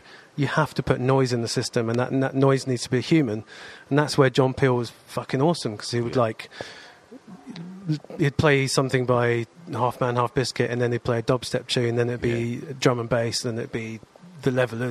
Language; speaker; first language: English; native; English